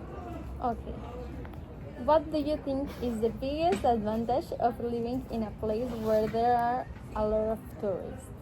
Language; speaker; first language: English; non-native, learner; Spanish